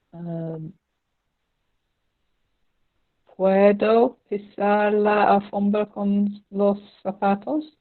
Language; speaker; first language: Spanish; non-native, learner; English